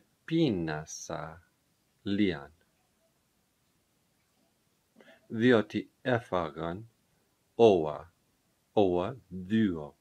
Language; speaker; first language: Greek; non-native, learner; English